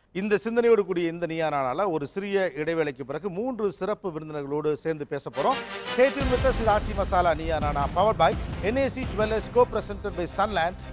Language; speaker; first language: Tamil; native; Tamil